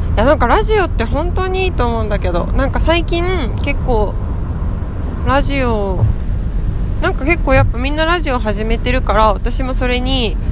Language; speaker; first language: Japanese; native; Japanese